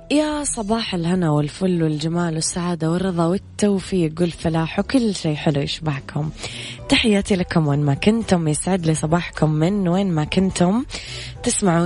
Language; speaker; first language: Arabic; native; Arabic